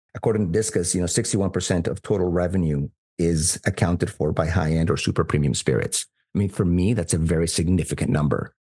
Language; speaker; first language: English; non-native, fluent; Spanish